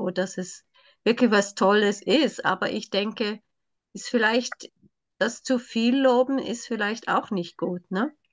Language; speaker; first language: German; non-native, fluent; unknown